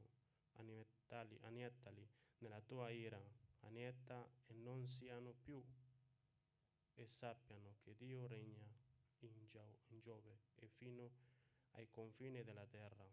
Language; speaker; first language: Italian; non-native, fluent; Spanish